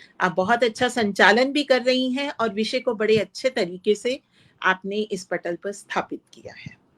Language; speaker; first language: Hindi; non-native, local second language; Punjabi